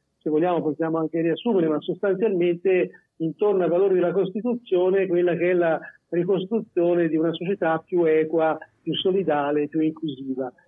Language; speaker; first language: Italian; native; Italian